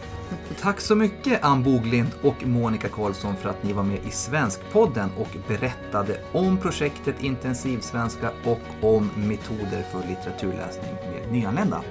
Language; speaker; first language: Swedish; native; Swedish